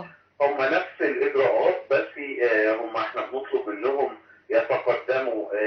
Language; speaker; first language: Arabic; native; Arabic